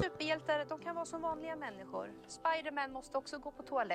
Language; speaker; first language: Swedish; native; Swedish